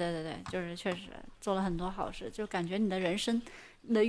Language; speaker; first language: Chinese; native; Chinese